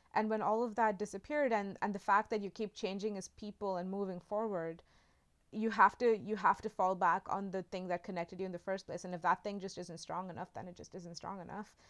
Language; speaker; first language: English; non-native, local second language; Hindi